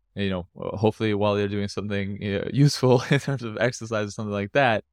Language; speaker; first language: English; native; English